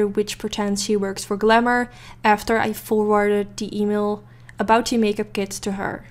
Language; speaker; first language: English; non-native, fluent; Dutch